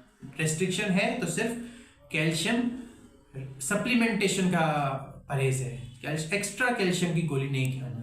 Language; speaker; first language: Hindi; native; Hindi